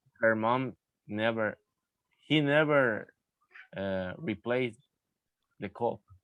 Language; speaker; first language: English; non-native, learner; Spanish